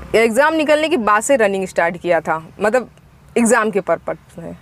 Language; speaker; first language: Hindi; native; Hindi